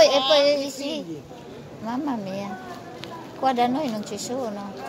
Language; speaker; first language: Italian; non-native, fluent; Filipino